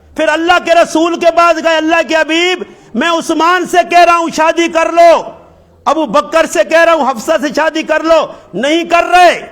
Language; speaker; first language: Urdu; non-native, local second language; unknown